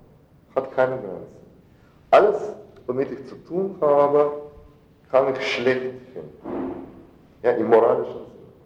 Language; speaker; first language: German; non-native, fluent; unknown